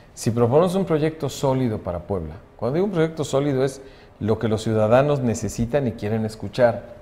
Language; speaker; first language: Spanish; native; Spanish